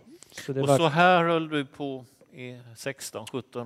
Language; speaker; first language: Swedish; native; Swedish